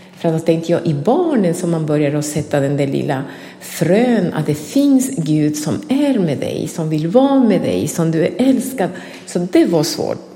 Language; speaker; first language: Swedish; non-native, fluent; Spanish